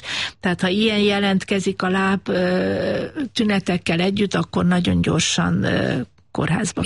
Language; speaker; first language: Hungarian; native; Hungarian